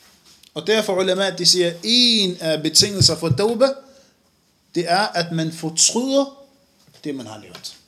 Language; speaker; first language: Danish; non-native, fluent; Arabic